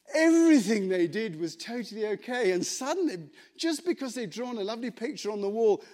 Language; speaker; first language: English; native; English